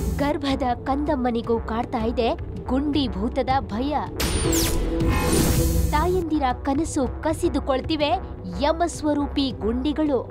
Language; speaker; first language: Kannada; native; Kannada